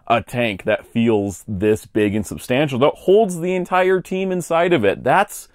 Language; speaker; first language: English; native; English